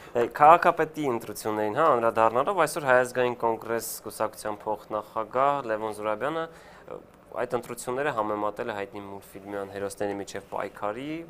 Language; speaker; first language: Armenian; native; Armenian